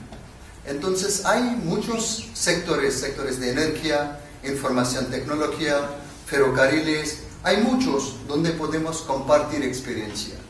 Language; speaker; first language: Spanish; non-native, learner; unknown